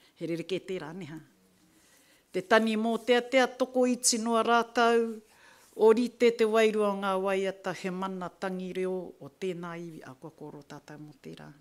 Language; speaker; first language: Māori; native; Māori